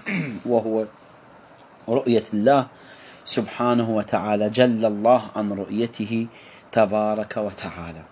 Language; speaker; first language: Arabic; native; Arabic